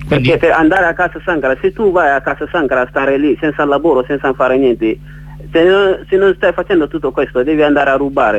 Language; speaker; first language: Italian; non-native, learner; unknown